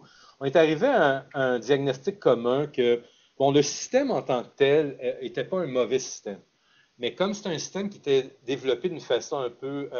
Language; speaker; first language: French; native; French